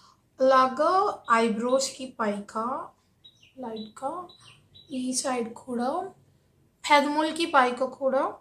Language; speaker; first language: Telugu; native; Telugu